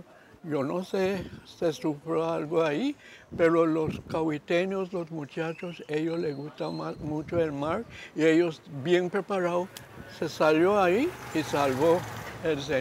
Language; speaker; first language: Spanish; non-native, local second language; English